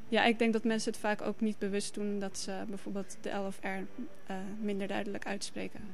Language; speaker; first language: Dutch; native; Dutch